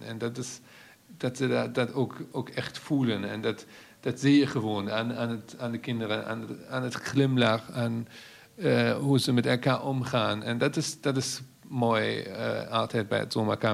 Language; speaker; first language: Dutch; non-native, fluent; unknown